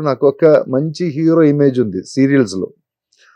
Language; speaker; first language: Telugu; non-native, learner; Malayalam